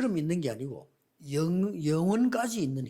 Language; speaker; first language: Korean; native; Korean